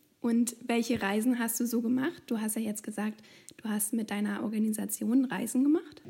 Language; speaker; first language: German; native; German